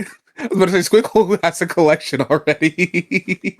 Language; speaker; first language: English; native; English